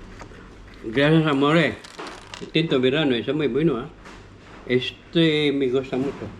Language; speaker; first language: Spanish; non-native, learner; Filipino